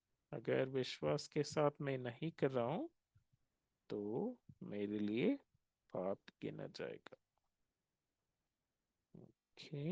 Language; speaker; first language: Hindi; non-native, local second language; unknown